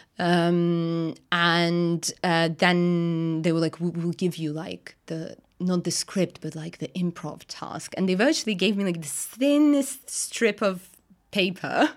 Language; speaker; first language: English; non-native, fluent; Russian